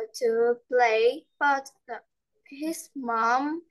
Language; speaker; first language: English; non-native, learner; Vietnamese